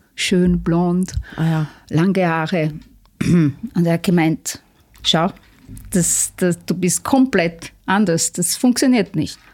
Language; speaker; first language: German; non-native, fluent; Italian